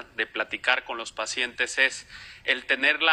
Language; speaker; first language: Spanish; native; Spanish